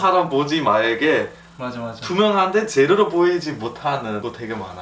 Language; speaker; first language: Korean; non-native, fluent; German